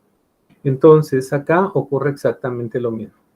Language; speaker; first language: Spanish; native; Spanish